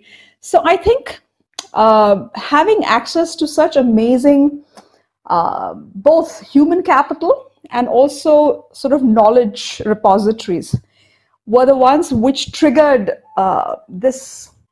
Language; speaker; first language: English; non-native, local second language; Odia